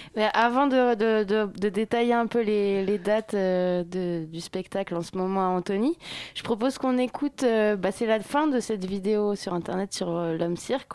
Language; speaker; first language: French; native; French